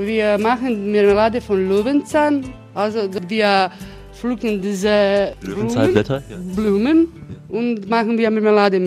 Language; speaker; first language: German; non-native, fluent; Croatian